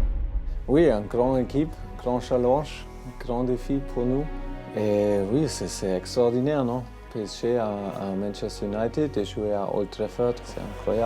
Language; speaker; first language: French; non-native, fluent; German